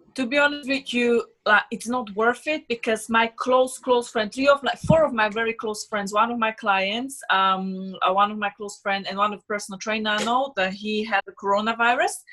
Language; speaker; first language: English; non-native, fluent; Slovak